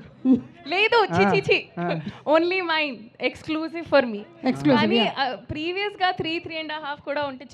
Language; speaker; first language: Telugu; non-native, fluent; Hindi